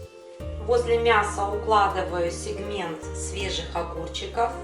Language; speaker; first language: Russian; native; Russian